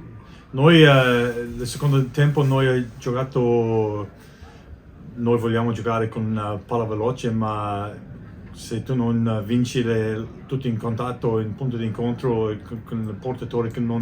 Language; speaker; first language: Italian; non-native, learner; English